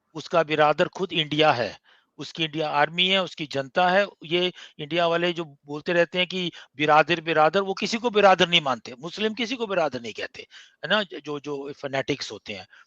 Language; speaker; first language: Hindi; non-native, fluent; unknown